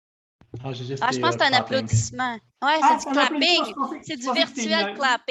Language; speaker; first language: French; native; French